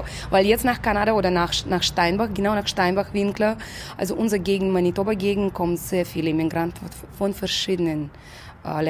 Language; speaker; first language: German; non-native, fluent; Russian